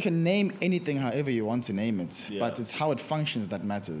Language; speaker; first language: English; non-native, local second language; Zulu